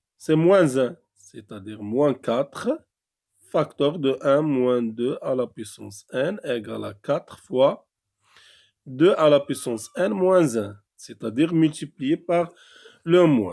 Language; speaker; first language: French; non-native, local second language; Arabic